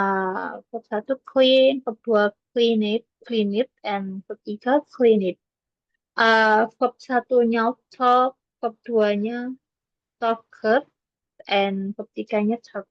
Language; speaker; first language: English; non-native, learner; Indonesian